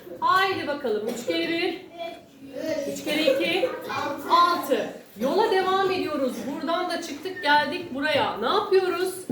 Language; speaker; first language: Turkish; native; Turkish